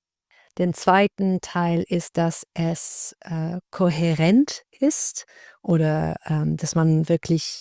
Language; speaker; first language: German; non-native, learner; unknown